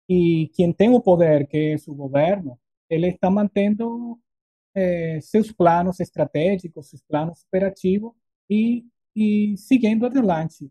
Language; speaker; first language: Portuguese; non-native, fluent; Spanish